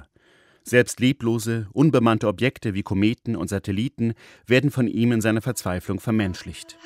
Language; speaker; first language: German; native; German